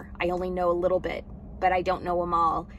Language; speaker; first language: English; native; English